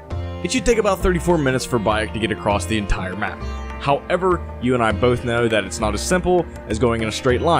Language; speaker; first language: English; native; English